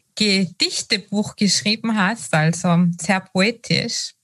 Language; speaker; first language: German; native; German